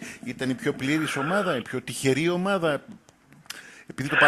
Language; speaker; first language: Greek; native; Greek